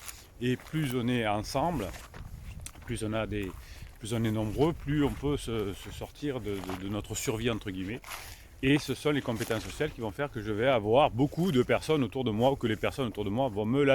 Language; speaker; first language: French; native; French